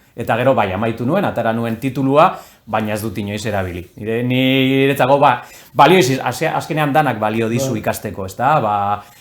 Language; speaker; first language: Basque; non-native, local second language; Spanish